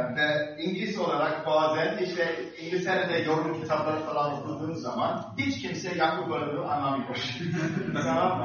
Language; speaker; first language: Turkish; non-native, fluent; English